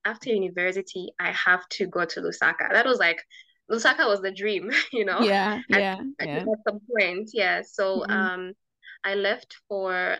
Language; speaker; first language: English; non-native, local second language; Bemba